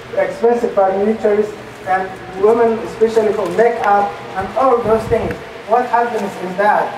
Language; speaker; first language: English; non-native, fluent; Somali